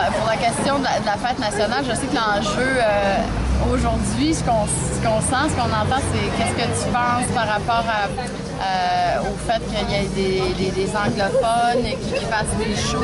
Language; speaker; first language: French; native; French